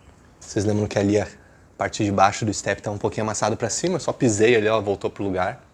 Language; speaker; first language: Portuguese; native; Portuguese